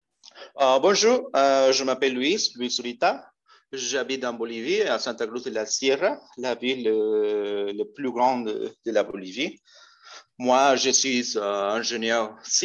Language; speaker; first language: French; non-native, learner; Spanish